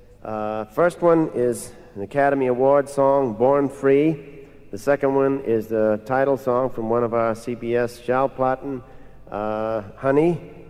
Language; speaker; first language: English; native; English